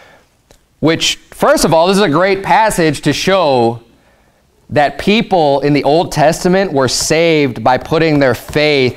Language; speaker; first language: English; native; English